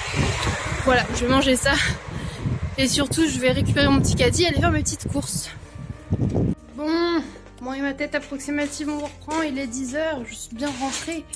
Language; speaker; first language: French; native; French